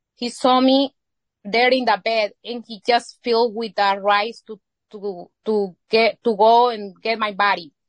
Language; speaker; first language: English; non-native, fluent; Spanish